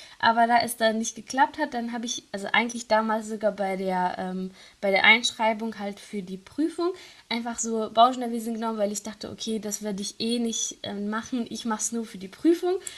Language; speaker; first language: German; non-native, fluent; Arabic